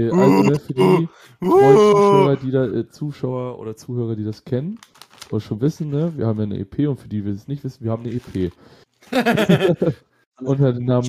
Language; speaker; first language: German; native; German